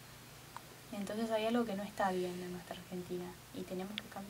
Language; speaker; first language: Spanish; native; Spanish